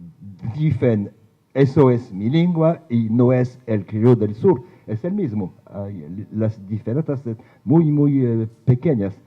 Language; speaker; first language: Spanish; non-native, fluent; French